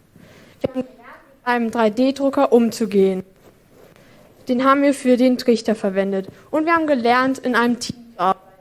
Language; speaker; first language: German; non-native, learner; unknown